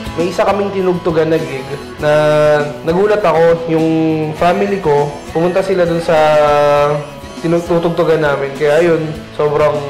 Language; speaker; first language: Filipino; native; Filipino